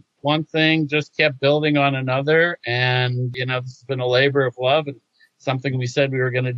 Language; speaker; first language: English; native; English